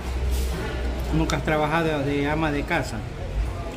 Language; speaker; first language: Spanish; native; Spanish